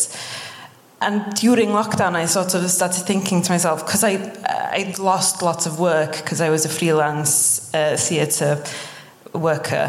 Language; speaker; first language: English; non-native, local second language; Welsh